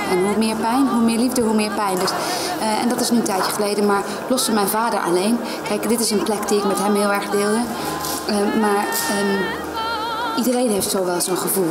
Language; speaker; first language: Dutch; native; Dutch